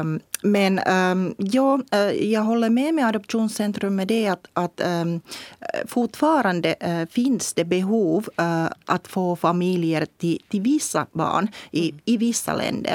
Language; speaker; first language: Swedish; non-native, local second language; Finnish